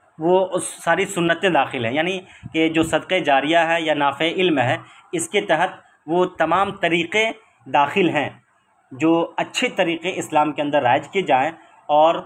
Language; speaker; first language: Urdu; native; Urdu